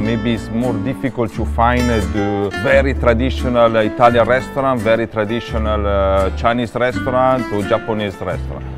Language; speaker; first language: English; non-native, learner; Italian